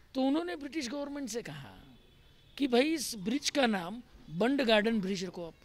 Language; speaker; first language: Hindi; non-native, local second language; Marathi